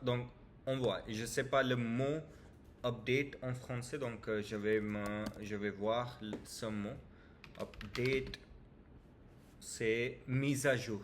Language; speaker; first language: French; non-native, learner; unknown